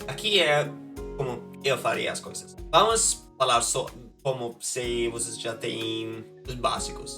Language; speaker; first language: Portuguese; non-native, fluent; Norwegian